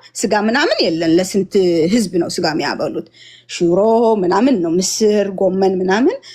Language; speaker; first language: Amharic; non-native, fluent; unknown